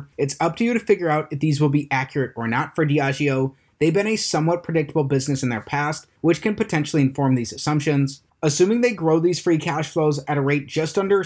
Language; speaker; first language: English; native; English